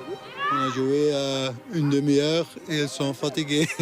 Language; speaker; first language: French; non-native, local second language; Dutch